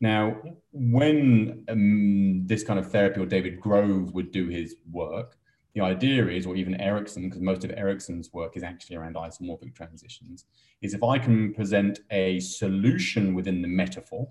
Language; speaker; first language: English; native; English